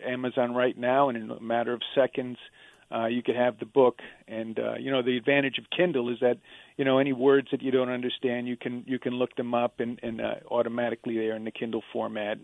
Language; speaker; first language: English; native; English